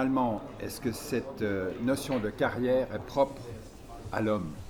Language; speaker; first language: French; native; French